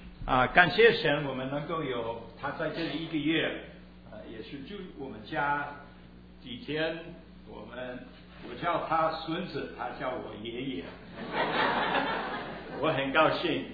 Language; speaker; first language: Chinese; early bilingual, heritage; Chinese